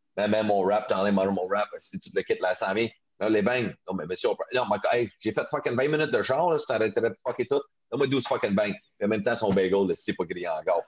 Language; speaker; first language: French; non-native, local second language; English